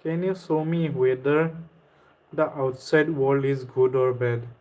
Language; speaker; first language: English; non-native, local second language; Assamese